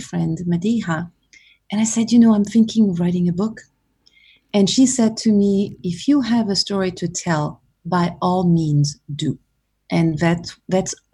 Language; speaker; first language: English; non-native, fluent; French